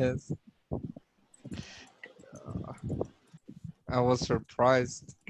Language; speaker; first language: English; non-native, fluent; Spanish